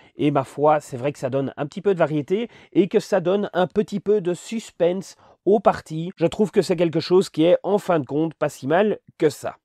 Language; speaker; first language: French; native; French